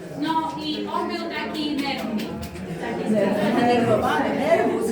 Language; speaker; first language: Polish; non-native, learner; Slovak